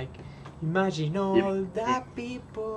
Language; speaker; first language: English; non-native, fluent; Spanish